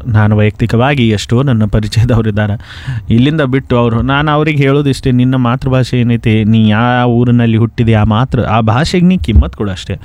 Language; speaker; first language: Kannada; non-native, local second language; Konkani